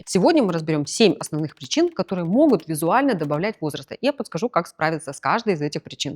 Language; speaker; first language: Russian; native; Russian